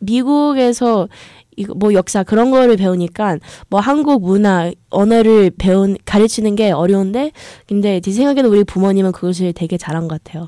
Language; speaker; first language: Korean; early bilingual, heritage; English